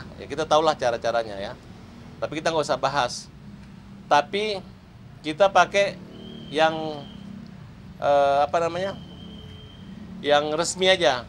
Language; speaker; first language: Indonesian; native; Indonesian